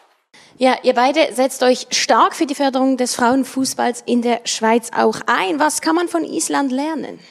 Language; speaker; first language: German; native; German